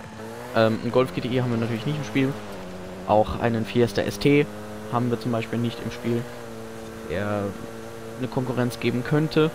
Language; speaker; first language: German; native; German